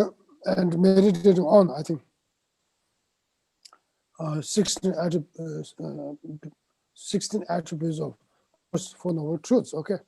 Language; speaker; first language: English; non-native, fluent; Tibetan